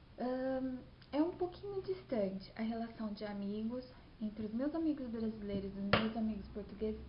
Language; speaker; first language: Portuguese; native; Portuguese